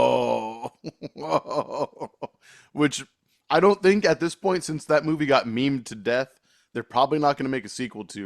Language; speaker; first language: English; native; English